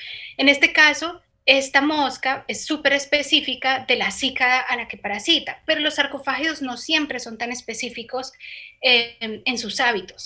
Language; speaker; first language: Spanish; native; Spanish